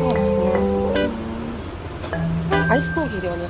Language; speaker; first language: Japanese; non-native, learner; Korean